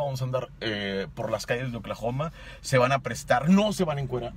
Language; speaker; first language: Spanish; native; Spanish